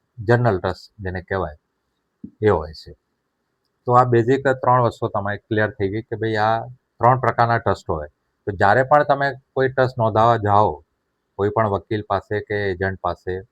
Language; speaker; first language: Gujarati; non-native, local second language; Sindhi